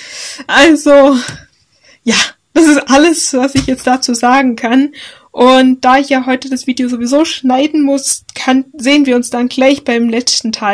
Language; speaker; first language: German; native; German